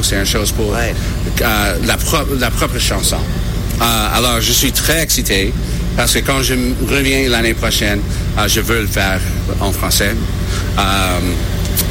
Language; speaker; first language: French; non-native, learner; English